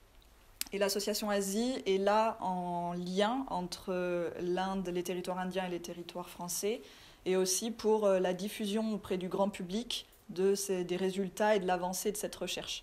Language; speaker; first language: French; native; French